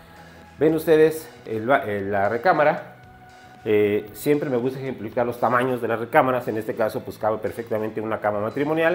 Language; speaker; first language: Spanish; native; Spanish